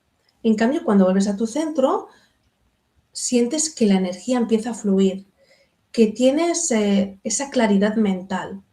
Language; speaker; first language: Spanish; native; Spanish